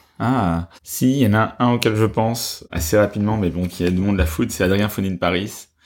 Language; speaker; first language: French; native; French